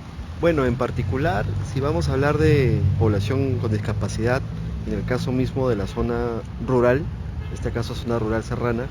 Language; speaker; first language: Spanish; native; Spanish